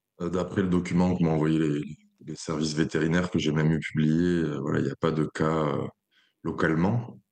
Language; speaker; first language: French; native; French